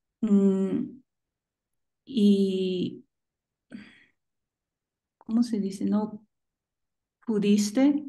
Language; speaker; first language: Spanish; non-native, learner; English